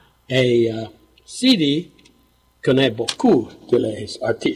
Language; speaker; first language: French; non-native, learner; English